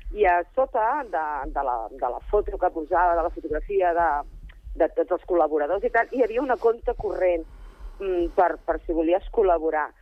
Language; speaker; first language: Catalan; native; Catalan